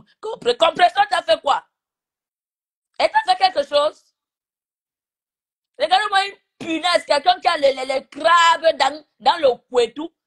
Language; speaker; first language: French; non-native, local second language; Lingala